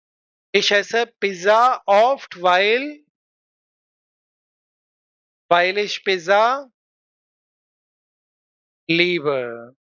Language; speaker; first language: German; non-native, fluent; Hindi